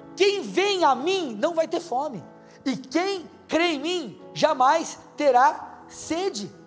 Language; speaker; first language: Portuguese; native; Portuguese